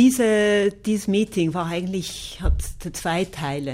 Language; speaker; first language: German; non-native, local second language; French